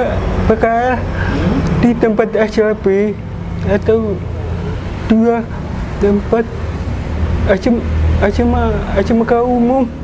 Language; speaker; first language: Indonesian; non-native, local second language; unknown